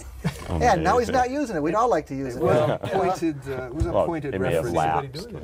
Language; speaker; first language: English; native; English